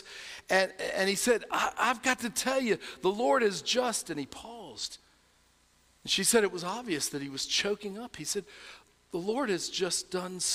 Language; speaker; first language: English; native; English